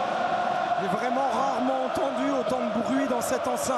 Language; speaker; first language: French; native; French